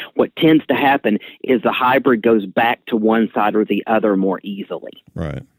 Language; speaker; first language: English; native; English